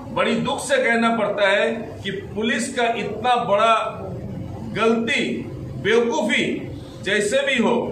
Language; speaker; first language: Hindi; non-native, local second language; Bangla